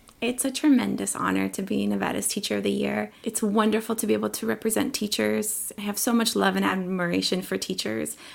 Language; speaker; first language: English; early bilingual, other home language; Spanish